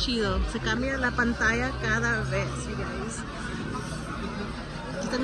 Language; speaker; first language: Spanish; early bilingual, heritage; Spanish